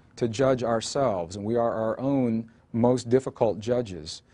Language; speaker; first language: English; native; English